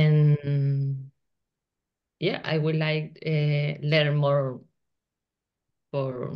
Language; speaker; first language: English; non-native, learner; Spanish